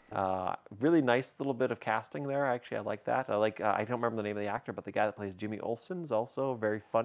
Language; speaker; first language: English; native; English